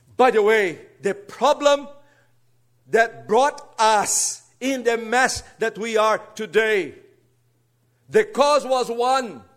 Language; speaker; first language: English; non-native, fluent; Portuguese